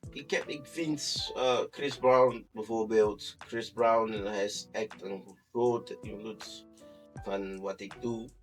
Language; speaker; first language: Dutch; non-native, fluent; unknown